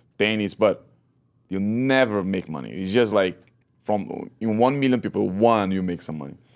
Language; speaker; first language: English; non-native, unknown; Portuguese